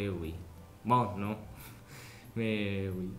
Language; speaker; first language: French; non-native, learner; Spanish